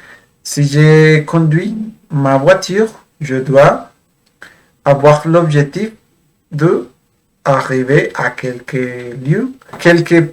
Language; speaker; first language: French; non-native, fluent; Spanish